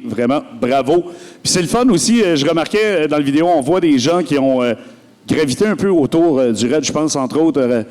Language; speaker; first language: French; native; French